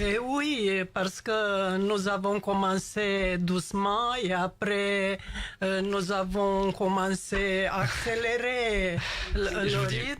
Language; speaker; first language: French; non-native, learner; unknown